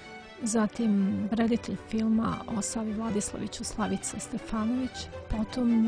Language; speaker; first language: Croatian; native; Croatian